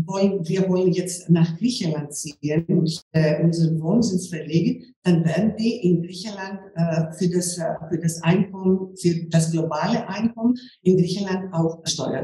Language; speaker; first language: German; non-native, fluent; Greek